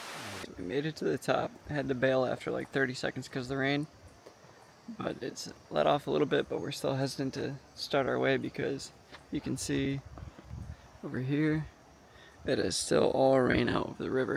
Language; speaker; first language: English; native; English